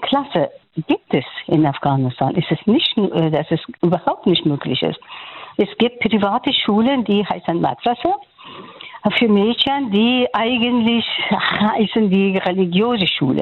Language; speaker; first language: German; non-native, fluent; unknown